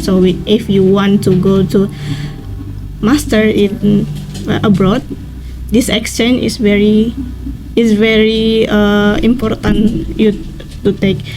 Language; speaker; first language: English; non-native, learner; Indonesian